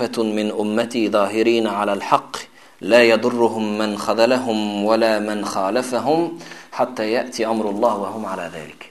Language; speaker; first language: Arabic; non-native, fluent; French